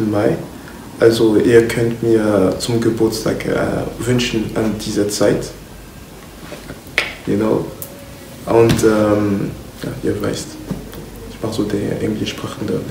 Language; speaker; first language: German; non-native, learner; French